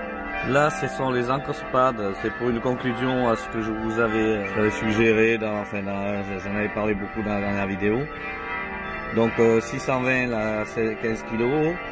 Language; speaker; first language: French; native; French